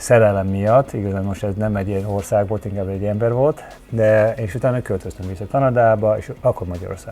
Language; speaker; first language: Hungarian; early bilingual, heritage; Hungarian